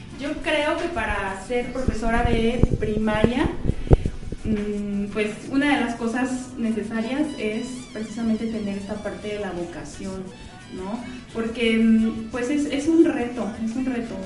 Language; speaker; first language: Spanish; native; Spanish